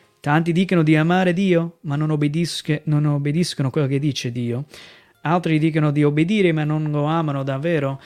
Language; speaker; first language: Italian; non-native, fluent; English